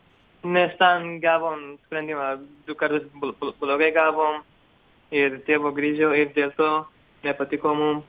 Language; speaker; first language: Lithuanian; non-native, learner; Arabic